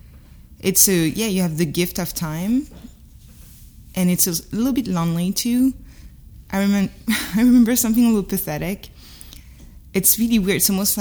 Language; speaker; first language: English; non-native, fluent; French